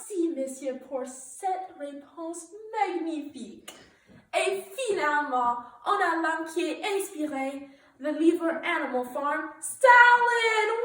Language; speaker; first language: French; non-native, learner; English